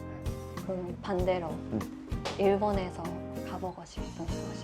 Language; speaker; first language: Korean; non-native, learner; Japanese